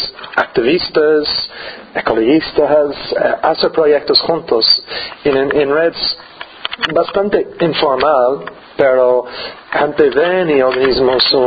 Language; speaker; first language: Spanish; non-native, learner; English